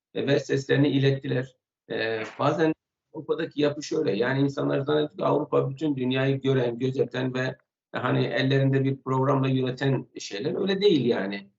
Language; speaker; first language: Turkish; non-native, local second language; Kurdish